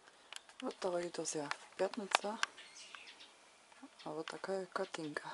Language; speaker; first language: Russian; non-native, learner; German